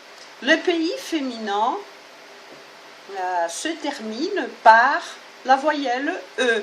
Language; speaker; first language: French; non-native, fluent; Portuguese